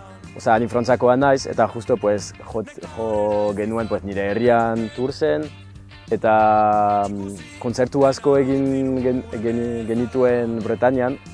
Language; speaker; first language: Basque; non-native, local second language; French